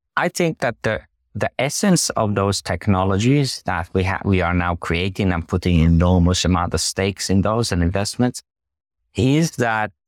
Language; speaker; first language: English; non-native, fluent; Finnish